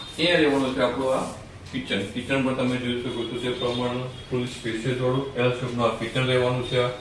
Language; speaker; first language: Gujarati; native; Gujarati